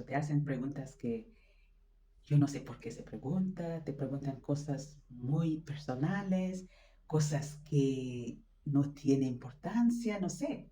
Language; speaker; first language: Spanish; non-native, fluent; French